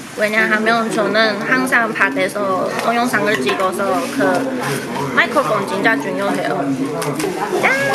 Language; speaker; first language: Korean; non-native, learner; Chinese